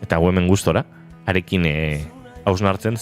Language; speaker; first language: Basque; native; Basque